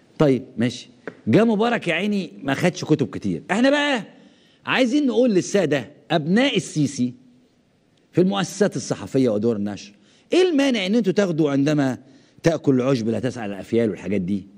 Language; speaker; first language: Arabic; native; Arabic